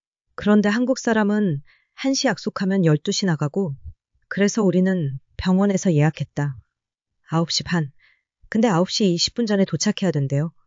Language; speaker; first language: Korean; non-native, learner; Vietnamese